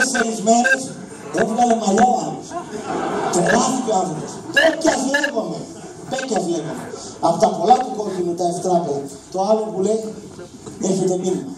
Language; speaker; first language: Greek; native; Greek